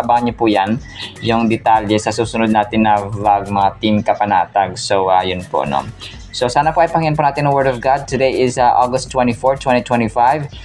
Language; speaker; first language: Filipino; native; Filipino